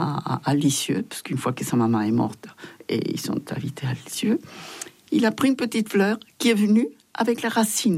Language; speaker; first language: French; non-native, fluent; Spanish